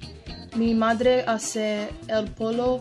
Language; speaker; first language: Spanish; non-native, learner; English